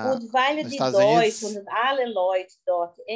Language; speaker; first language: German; non-native, learner; Portuguese